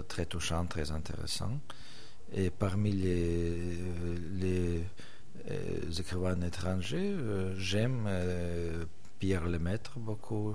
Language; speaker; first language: French; non-native, fluent; Russian